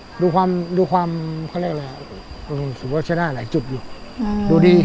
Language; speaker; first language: Thai; native; Thai